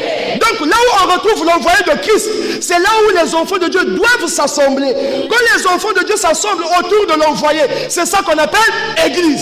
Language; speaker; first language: French; non-native, local second language; Lingala